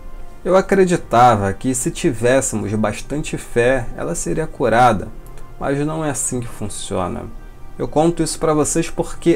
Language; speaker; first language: Portuguese; native; Portuguese